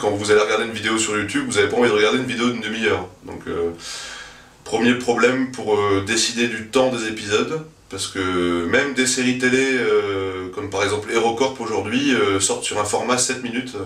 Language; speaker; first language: French; native; French